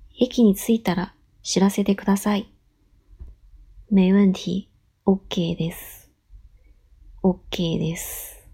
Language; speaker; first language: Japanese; non-native, fluent; Chinese